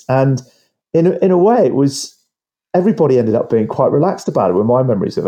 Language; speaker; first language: English; native; English